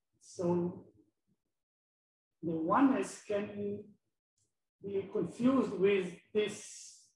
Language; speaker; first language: English; non-native, fluent; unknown